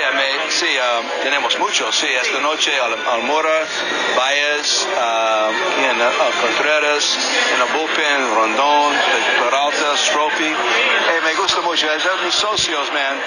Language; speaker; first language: Spanish; non-native, learner; English